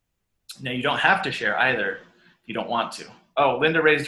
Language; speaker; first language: English; native; English